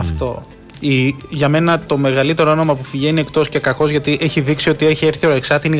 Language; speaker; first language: Greek; native; Greek